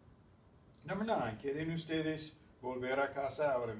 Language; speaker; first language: Spanish; non-native, fluent; English